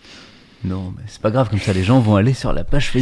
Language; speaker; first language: French; native; French